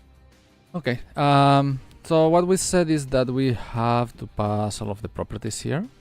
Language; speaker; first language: English; non-native, fluent; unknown